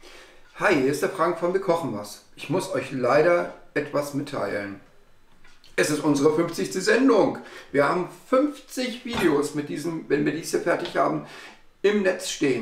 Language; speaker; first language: German; native; German